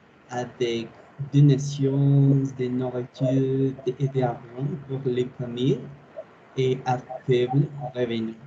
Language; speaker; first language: French; non-native, learner; Spanish